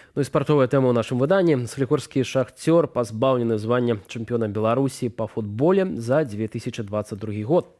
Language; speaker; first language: Belarusian; native; Belarusian